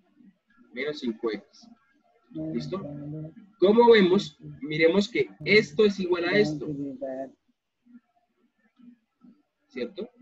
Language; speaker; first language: Spanish; native; Spanish